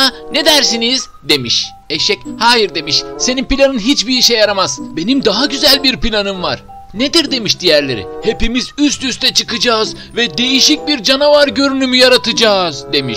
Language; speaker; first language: Turkish; native; Turkish